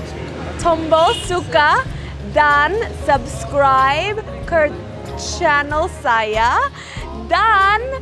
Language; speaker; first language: Indonesian; non-native, learner; English